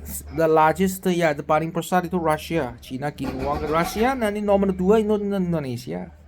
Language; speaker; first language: Indonesian; non-native, learner; Chinese